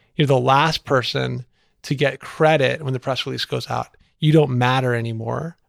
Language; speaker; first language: English; native; English